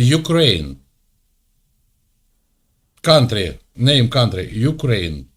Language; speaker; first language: English; non-native, learner; Ukrainian